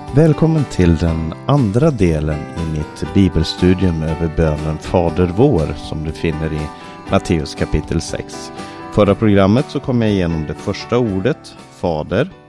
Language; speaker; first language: Swedish; native; Swedish